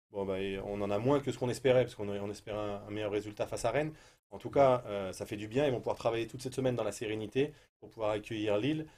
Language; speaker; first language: French; native; French